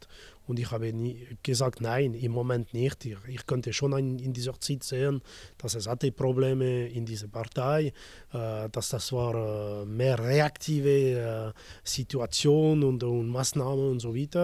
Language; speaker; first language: German; non-native, local second language; French